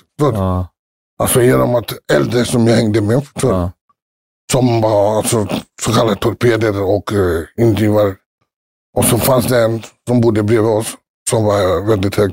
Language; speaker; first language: Swedish; early bilingual, other home language; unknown